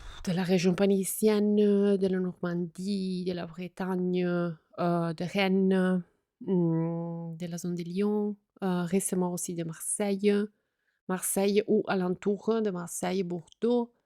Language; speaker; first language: French; non-native, fluent; Italian